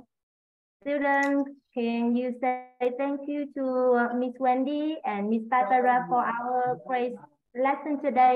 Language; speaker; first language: English; non-native, learner; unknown